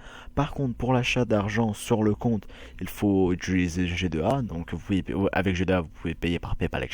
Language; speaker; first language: French; native; French